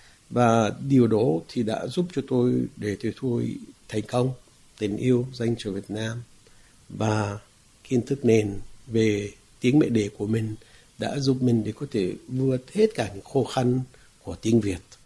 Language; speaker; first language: Vietnamese; non-native, fluent; Arabic